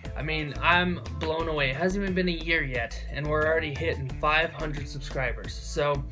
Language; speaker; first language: English; native; English